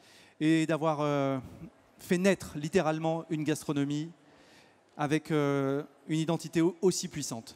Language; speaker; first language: French; native; French